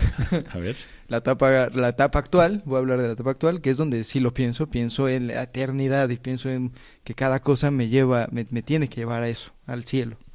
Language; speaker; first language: Spanish; native; Spanish